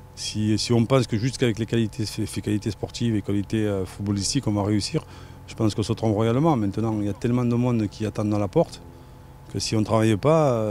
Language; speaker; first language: French; native; French